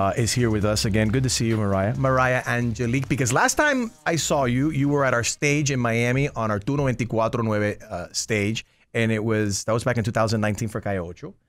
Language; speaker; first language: English; early bilingual, other home language; Spanish